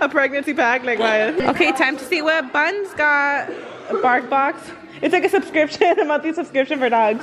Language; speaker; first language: English; early bilingual, other home language; Spanish